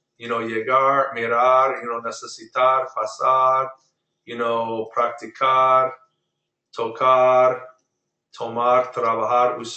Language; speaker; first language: Spanish; non-native, fluent; English